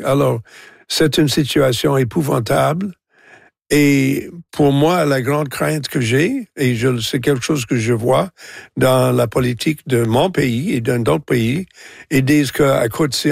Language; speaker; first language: French; non-native, local second language; English